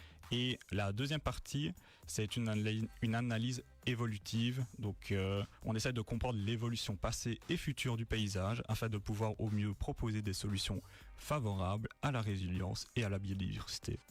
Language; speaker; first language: French; native; French